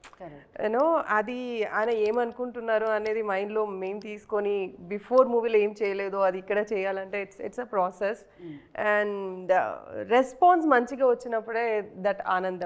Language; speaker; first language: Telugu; early bilingual, heritage; Telugu